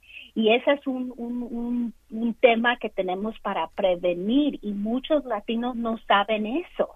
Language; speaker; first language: Spanish; early bilingual, other home language; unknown